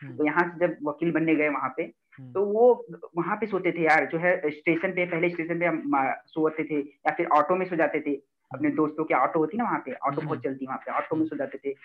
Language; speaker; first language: Hindi; native; Hindi